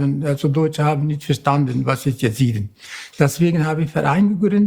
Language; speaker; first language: German; non-native, learner; Kurdish